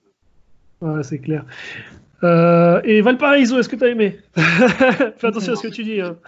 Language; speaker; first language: French; native; French